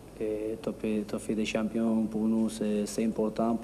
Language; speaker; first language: French; non-native, learner; Spanish